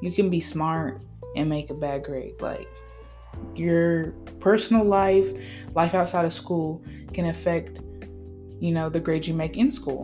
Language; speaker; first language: English; native; English